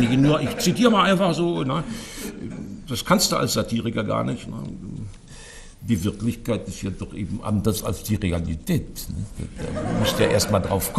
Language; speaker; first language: German; native; German